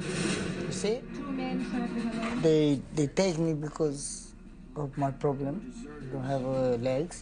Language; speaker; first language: English; non-native, learner; Romanian